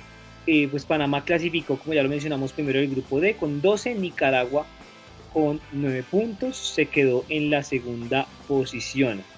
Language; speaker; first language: Spanish; native; Spanish